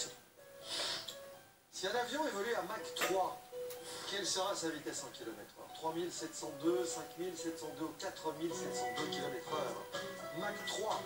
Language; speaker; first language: French; native; French